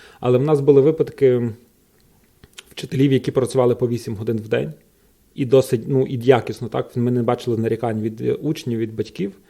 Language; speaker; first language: Ukrainian; native; Ukrainian